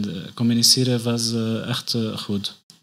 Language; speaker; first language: Dutch; non-native, learner; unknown